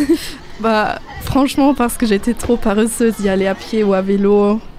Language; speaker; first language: French; non-native, fluent; German